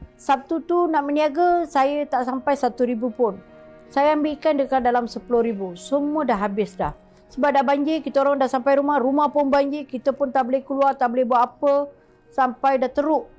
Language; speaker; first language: Malay; early bilingual, other home language; Tamil